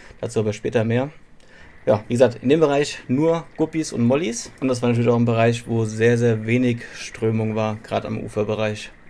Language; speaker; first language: German; native; German